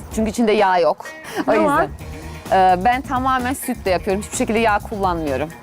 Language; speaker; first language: Turkish; native; Turkish